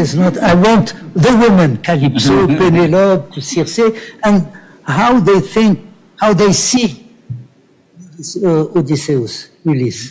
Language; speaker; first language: English; non-native, learner; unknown